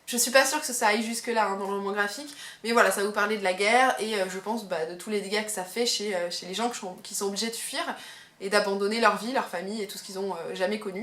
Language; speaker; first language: French; native; French